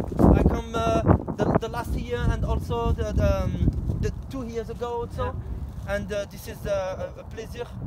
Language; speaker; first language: English; non-native, learner; French